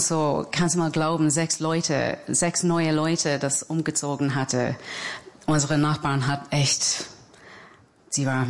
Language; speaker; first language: German; non-native, fluent; English